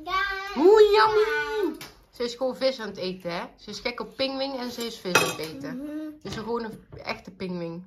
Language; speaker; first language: Dutch; native; Dutch